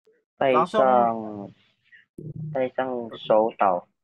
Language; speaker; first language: Chinese; non-native, learner; Indonesian